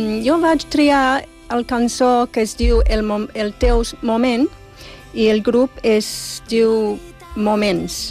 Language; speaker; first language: Catalan; non-native, fluent; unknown